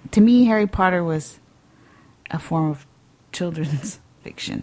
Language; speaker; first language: English; native; English